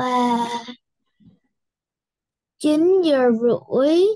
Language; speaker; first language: Vietnamese; early bilingual, heritage; Vietnamese